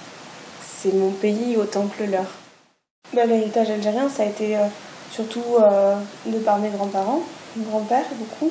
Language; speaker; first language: French; native; French